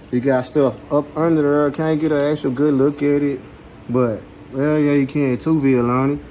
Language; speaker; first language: English; native; English